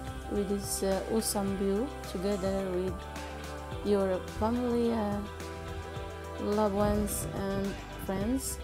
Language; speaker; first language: English; non-native, learner; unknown